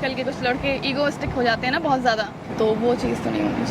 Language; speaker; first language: Hindi; native; Hindi